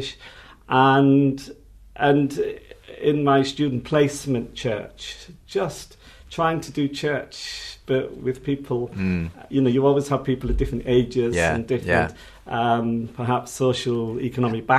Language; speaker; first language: English; native; English